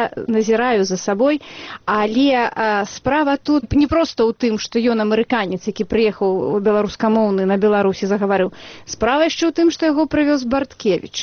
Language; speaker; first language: Belarusian; native; Belarusian